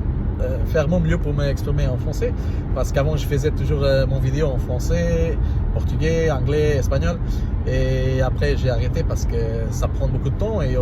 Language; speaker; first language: French; non-native, learner; Portuguese